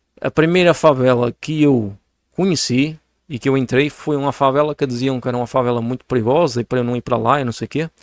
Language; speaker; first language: Portuguese; native; Portuguese